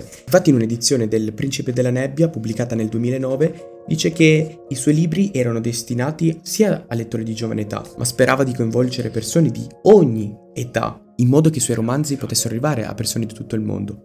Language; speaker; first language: Italian; native; Italian